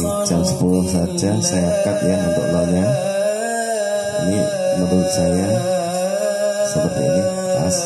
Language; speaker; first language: Indonesian; native; Indonesian